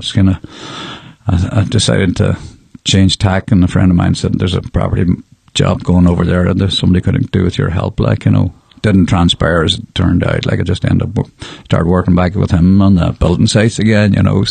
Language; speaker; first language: English; native; English